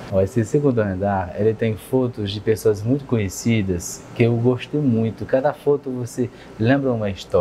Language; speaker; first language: Portuguese; non-native, fluent; French